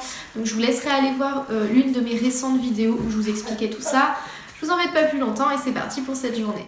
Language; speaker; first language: French; native; French